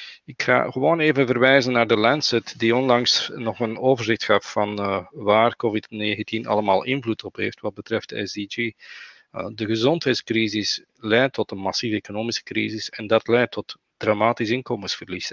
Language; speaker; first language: Dutch; native; Dutch